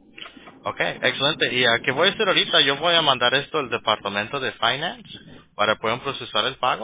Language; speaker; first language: Spanish; early bilingual, heritage; Spanish